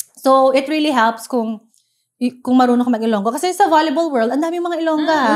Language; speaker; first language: Filipino; non-native, local second language; Hiligaynon